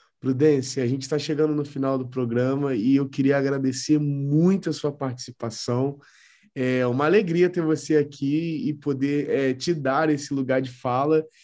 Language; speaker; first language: Portuguese; native; Portuguese